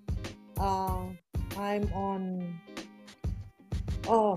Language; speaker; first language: English; non-native, local second language; Filipino